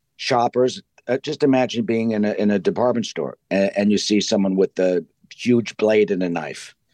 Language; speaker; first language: English; native; English